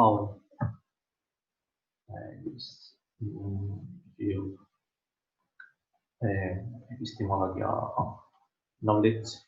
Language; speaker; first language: English; non-native, learner; Indonesian